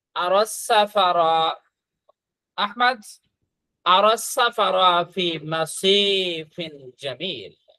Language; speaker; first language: Arabic; non-native, fluent; Bangla